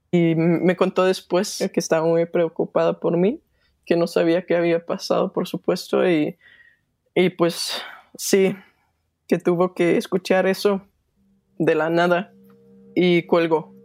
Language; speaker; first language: Spanish; non-native, fluent; Danish